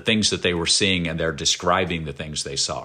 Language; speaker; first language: English; native; English